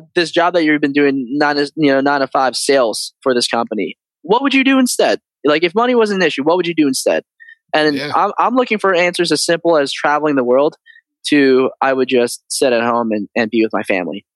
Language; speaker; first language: English; early bilingual, other home language; Filipino